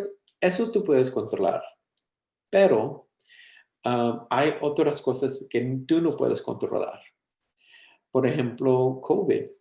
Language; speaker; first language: Spanish; early bilingual, heritage; English